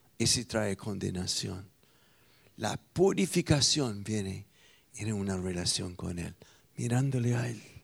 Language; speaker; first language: Spanish; non-native, fluent; English